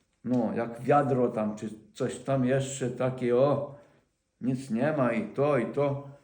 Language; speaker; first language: Polish; non-native, learner; Ukrainian